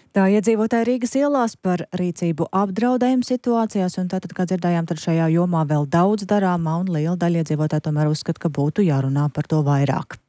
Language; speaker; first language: Latvian; native; Latvian